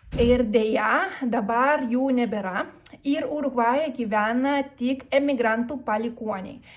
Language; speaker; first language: Lithuanian; early bilingual, other home language; Spanish